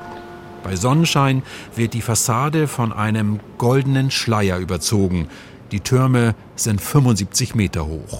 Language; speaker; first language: German; native; German